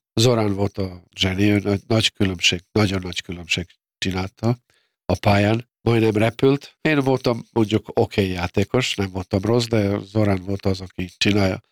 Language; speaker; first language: Hungarian; non-native, fluent; Serbian